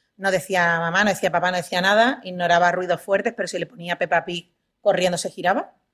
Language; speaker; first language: Spanish; native; Spanish